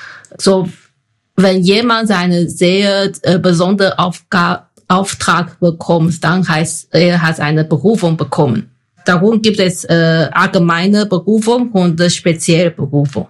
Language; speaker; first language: German; non-native, fluent; Chinese